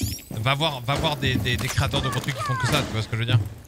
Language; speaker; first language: French; native; French